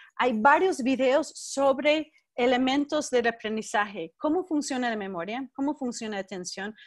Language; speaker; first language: Spanish; non-native, fluent; English